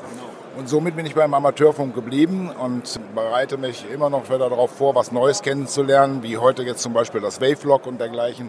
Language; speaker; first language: German; native; German